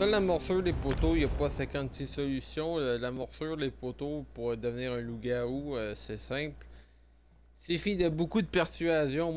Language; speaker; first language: French; native; French